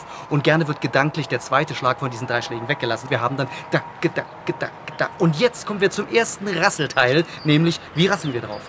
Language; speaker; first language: German; native; German